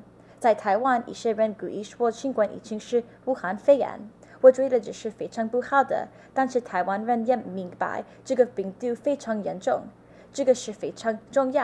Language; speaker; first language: Chinese; non-native, learner; English